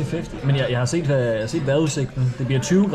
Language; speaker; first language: Danish; native; Danish